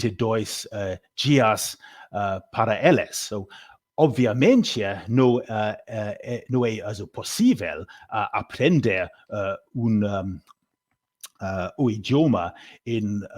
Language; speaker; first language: Portuguese; non-native, learner; English